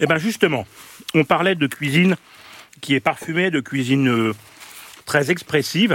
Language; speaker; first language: French; native; French